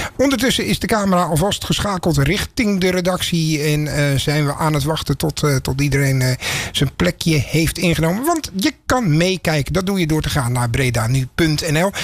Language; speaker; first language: Dutch; native; Dutch